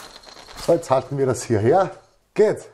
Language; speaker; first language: German; native; German